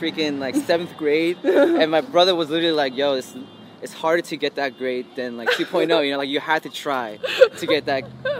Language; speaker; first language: English; early bilingual, other home language; Korean